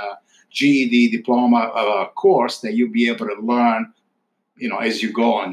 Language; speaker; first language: English; non-native, fluent; Italian